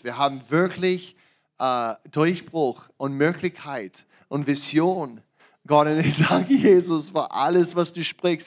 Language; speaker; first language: German; non-native, learner; English